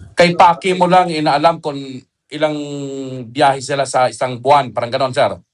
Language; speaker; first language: Filipino; non-native, local second language; Aklanon